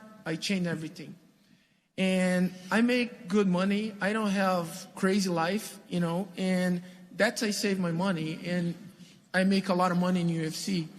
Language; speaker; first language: English; non-native, learner; Portuguese